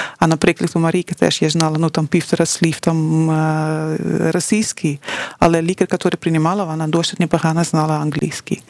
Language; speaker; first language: Ukrainian; non-native, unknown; Dutch